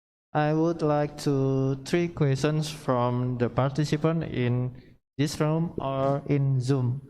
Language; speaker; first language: English; non-native, learner; Indonesian